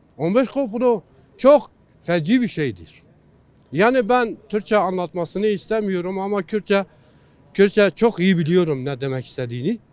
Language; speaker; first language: Turkish; non-native, local second language; Kurdish